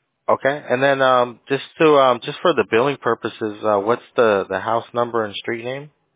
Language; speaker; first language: English; early bilingual, other home language; Spanish